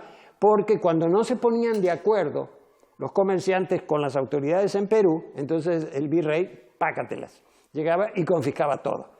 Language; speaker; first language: Spanish; native; Spanish